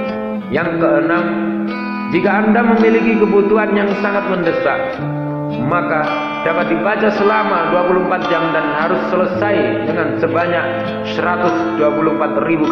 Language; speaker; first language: Indonesian; native; Indonesian